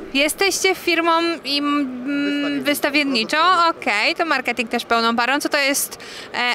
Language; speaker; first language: Polish; native; Polish